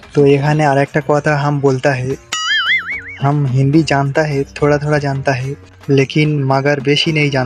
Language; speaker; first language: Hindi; non-native, learner; Bangla